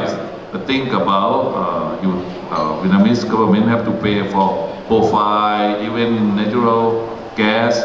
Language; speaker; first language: English; non-native, learner; Thai